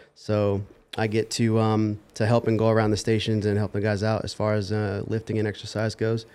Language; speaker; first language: English; native; English